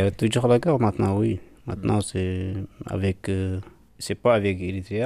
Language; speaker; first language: French; non-native, learner; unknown